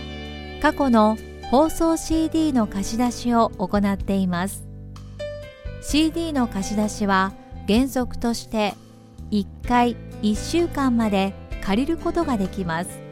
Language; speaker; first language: Japanese; native; Japanese